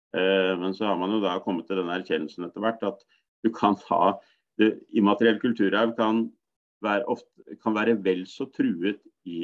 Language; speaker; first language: Norwegian; native; Norwegian